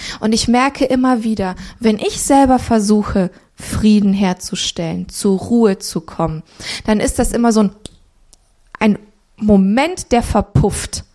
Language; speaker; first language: German; early bilingual, other home language; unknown